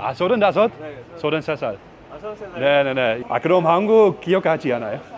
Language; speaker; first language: Korean; non-native, fluent; Dutch